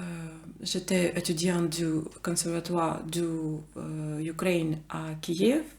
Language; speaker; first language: French; non-native, learner; Ukrainian